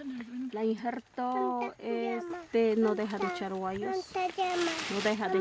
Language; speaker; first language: Spanish; native; Spanish